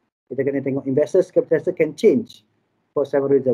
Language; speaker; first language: English; non-native, local second language; Malay